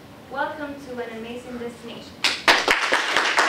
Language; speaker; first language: English; non-native, fluent; Spanish